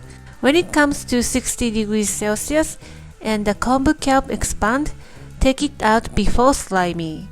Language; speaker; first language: English; non-native, fluent; Japanese